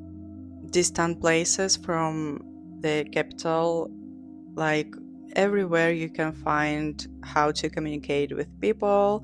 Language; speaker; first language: English; non-native, fluent; Georgian